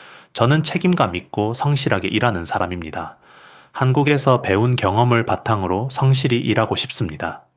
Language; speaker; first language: Korean; non-native, fluent; Urdu